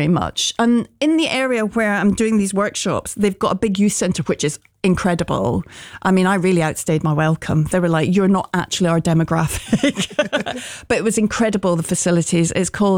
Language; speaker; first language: English; native; English